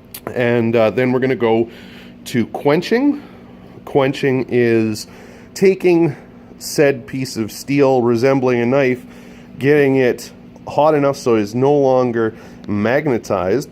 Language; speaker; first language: English; native; English